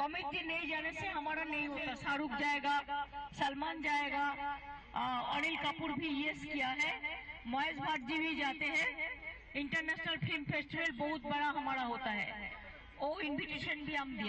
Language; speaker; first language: Hindi; non-native, local second language; Bangla